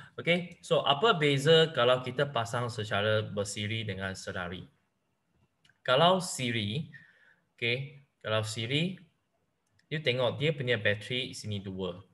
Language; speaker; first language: Malay; non-native, local second language; Chinese